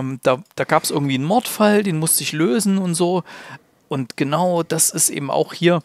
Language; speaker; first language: German; native; German